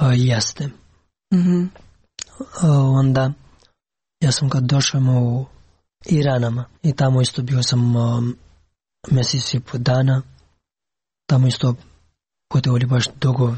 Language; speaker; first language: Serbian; non-native, learner; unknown